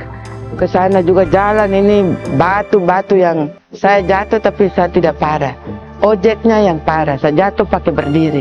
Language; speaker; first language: Indonesian; non-native, local second language; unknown